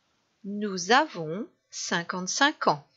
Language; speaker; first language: French; non-native, fluent; English